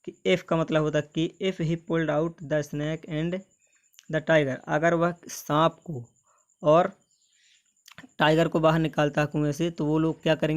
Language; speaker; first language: Hindi; native; Hindi